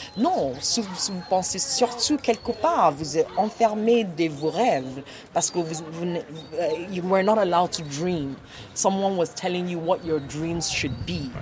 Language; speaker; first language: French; non-native, learner; Igbo